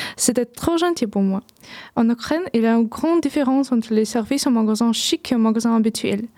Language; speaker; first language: French; non-native, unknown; Ukrainian